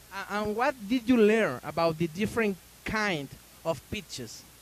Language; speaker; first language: English; non-native, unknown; Spanish